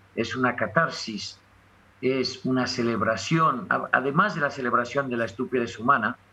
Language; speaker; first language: Spanish; non-native, fluent; French